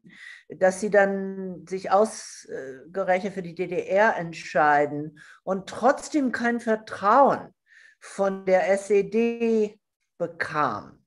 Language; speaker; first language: German; non-native, fluent; English